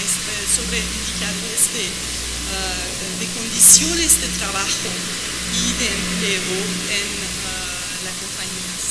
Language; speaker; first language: Spanish; non-native, fluent; French